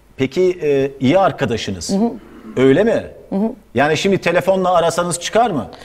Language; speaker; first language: Turkish; native; Turkish